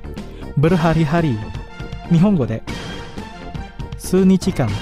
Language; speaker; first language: Japanese; non-native, fluent; Indonesian